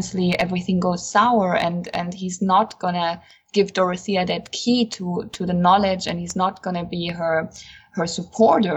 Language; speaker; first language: English; non-native, fluent; German